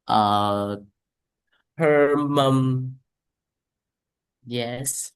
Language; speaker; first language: English; non-native, learner; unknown